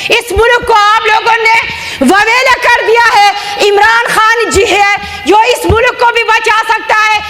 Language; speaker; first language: Urdu; non-native, local second language; Khowar